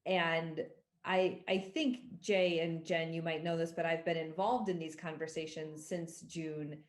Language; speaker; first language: English; native; English